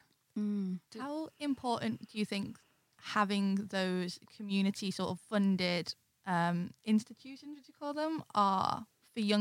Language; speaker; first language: English; native; English